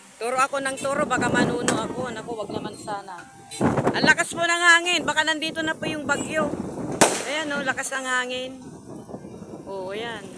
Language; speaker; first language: Filipino; native; Filipino